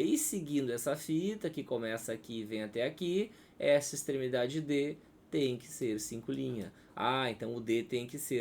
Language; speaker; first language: Portuguese; native; Portuguese